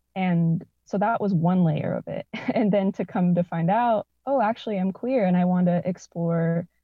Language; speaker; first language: English; native; English